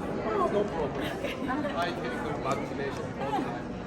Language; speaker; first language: English; non-native, learner; Japanese